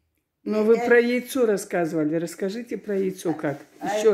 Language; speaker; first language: Russian; native; Russian